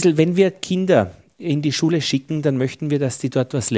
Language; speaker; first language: German; native; German